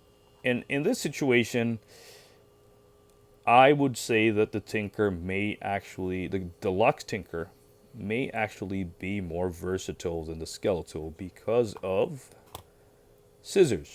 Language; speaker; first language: English; native; English